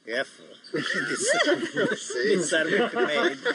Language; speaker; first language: English; non-native, local second language; Telugu